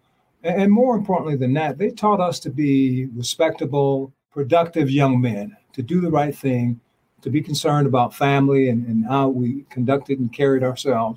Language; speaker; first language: English; early bilingual, other home language; Spanish